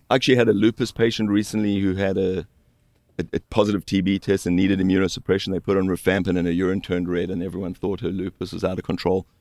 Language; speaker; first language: English; native; English